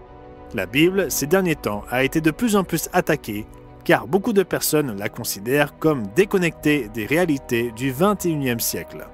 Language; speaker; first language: French; native; French